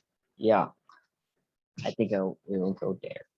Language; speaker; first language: English; non-native, learner; Korean